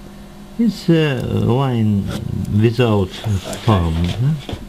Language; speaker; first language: English; non-native, learner; Russian